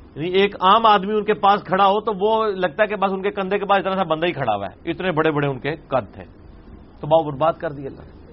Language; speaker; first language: Urdu; non-native, local second language; Punjabi